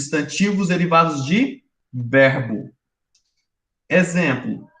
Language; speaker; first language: Portuguese; native; Portuguese